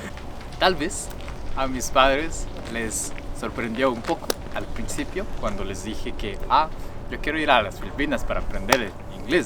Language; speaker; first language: Spanish; non-native, fluent; Japanese